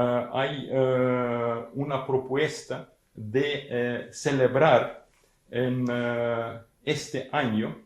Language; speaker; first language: Spanish; non-native, fluent; Ukrainian